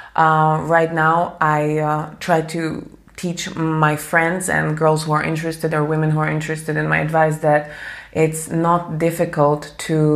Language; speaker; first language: English; non-native, fluent; Slovak